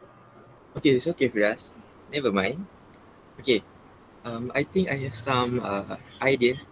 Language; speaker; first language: English; non-native, local second language; Malay